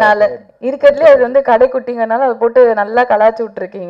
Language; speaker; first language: Tamil; native; Tamil